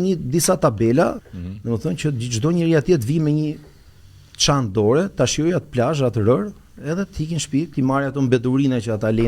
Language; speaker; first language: Albanian; native; Albanian